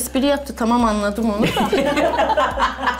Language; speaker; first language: Turkish; native; Turkish